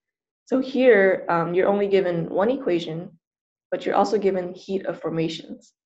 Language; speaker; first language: English; native; English